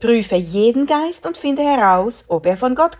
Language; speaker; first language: German; native; German